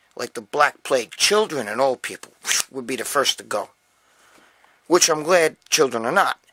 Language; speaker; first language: English; native; English